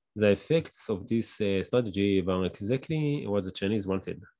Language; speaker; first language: English; non-native, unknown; Hebrew